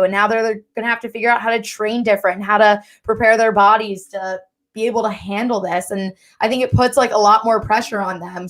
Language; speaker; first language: English; native; English